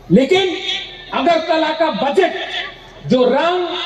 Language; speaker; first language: Hindi; non-native, local second language; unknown